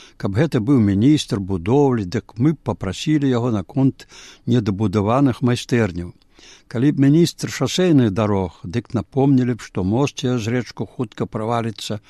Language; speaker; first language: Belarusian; native; Belarusian